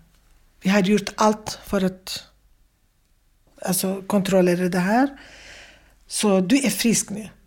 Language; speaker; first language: Swedish; non-native, fluent; Kurdish